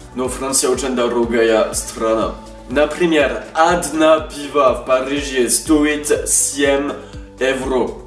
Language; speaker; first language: Russian; non-native, learner; French